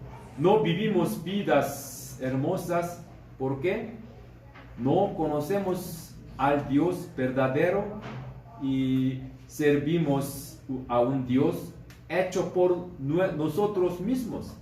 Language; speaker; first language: Spanish; non-native, learner; Korean